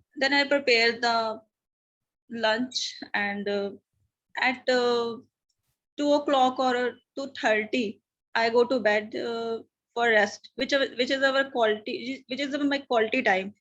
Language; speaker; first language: English; non-native, learner; Hindi